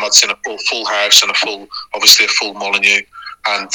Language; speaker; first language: English; native; English